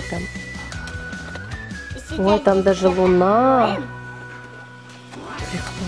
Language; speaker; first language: Russian; native; Russian